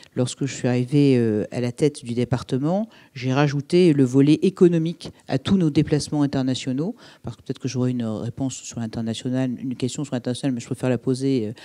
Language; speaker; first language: French; native; French